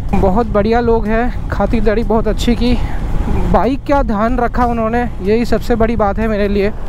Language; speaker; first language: Hindi; native; Hindi